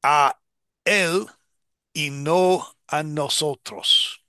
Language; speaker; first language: Spanish; non-native, fluent; English